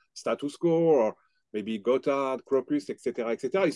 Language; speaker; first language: English; non-native, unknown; French